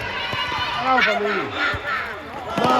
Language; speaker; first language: Italian; native; Italian